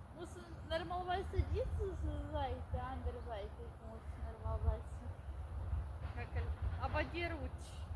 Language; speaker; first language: German; non-native, learner; Ukrainian